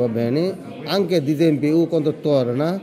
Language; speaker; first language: Italian; non-native, learner; Bangla